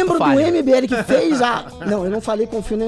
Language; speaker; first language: Portuguese; native; Portuguese